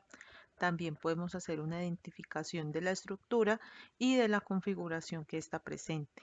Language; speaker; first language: Spanish; native; Spanish